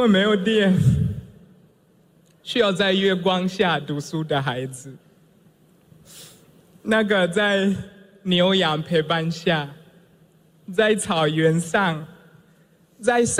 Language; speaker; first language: Chinese; non-native, fluent; Swahili